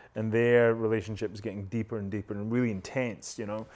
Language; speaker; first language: English; native; English